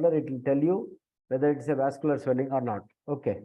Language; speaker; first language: English; non-native, local second language; Kannada